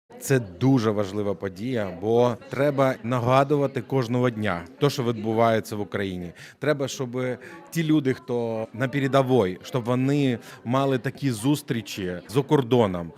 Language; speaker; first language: Ukrainian; non-native, fluent; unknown